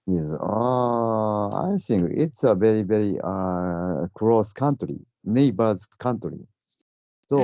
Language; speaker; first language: English; non-native, learner; Japanese